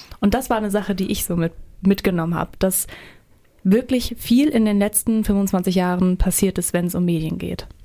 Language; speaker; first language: German; native; German